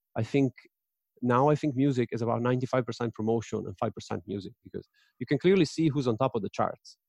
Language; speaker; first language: English; non-native, fluent; Italian